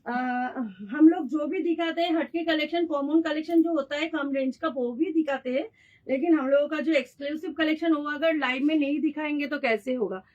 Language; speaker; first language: Hindi; non-native, local second language; Bangla